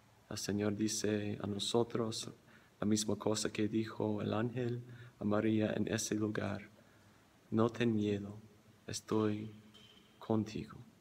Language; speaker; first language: Spanish; non-native, fluent; English